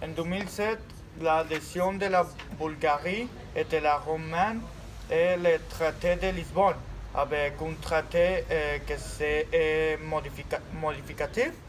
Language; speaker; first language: French; non-native, learner; Spanish